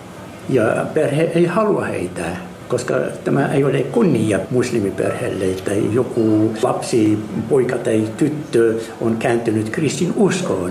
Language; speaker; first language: Finnish; non-native, fluent; Arabic